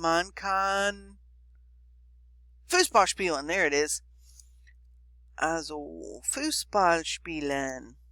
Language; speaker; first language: German; non-native, fluent; English